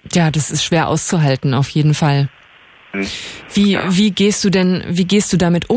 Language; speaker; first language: German; native; German